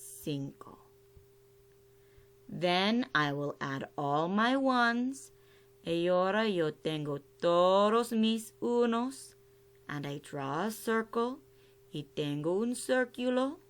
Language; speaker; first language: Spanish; non-native, learner; English